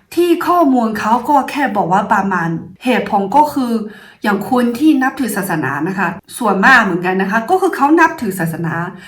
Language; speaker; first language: Thai; non-native, fluent; Chinese